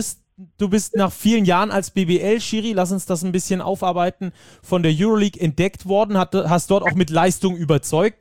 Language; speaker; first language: German; native; German